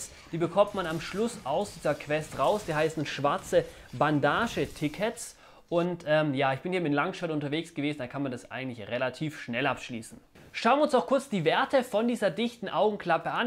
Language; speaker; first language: German; native; German